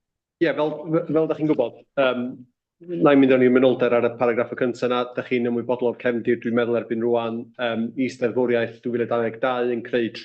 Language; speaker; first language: Welsh; native; Welsh